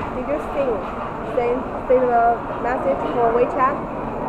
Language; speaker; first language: English; non-native, learner; Chinese